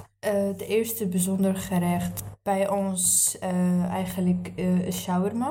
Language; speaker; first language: Dutch; early bilingual, other home language; Arabic